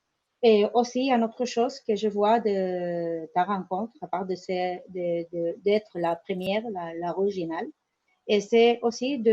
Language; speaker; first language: French; non-native, learner; Spanish